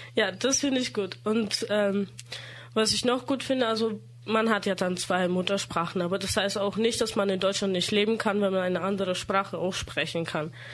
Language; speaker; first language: German; early bilingual, other home language; Russian